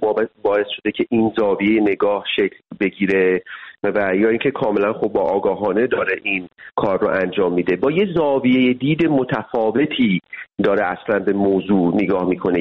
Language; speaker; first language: Persian; native; Persian